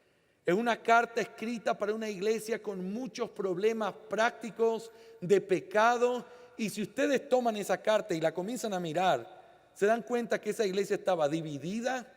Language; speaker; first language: Spanish; native; Spanish